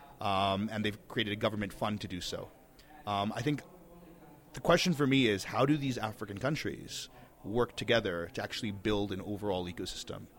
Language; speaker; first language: English; native; English